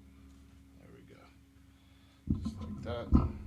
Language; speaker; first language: English; native; English